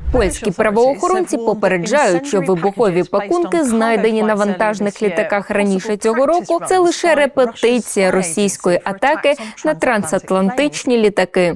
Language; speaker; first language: Ukrainian; native; Ukrainian